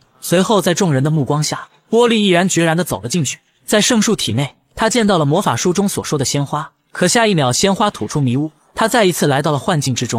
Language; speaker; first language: Chinese; native; Chinese